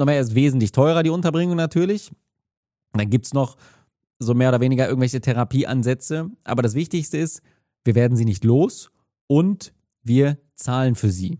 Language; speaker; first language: German; native; German